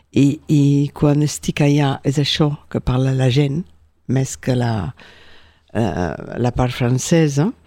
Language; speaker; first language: Catalan; non-native, local second language; French